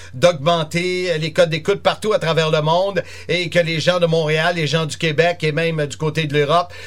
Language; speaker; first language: French; native; French